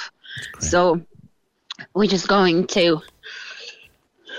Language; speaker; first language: English; non-native, fluent; Polish